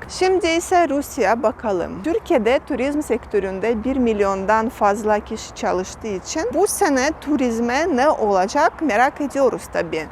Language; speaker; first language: Turkish; non-native, fluent; Russian